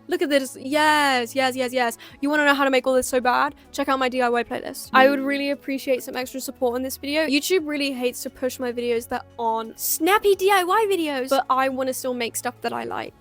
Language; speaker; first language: English; native; English